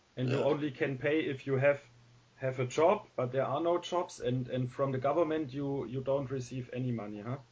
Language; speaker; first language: English; non-native, fluent; German